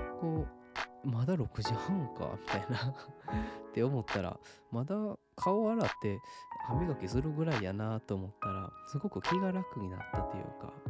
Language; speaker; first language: Japanese; native; Japanese